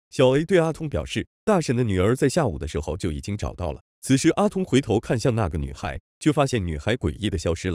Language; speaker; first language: Chinese; native; Chinese